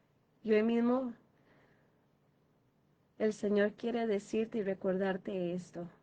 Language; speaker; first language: Spanish; native; Spanish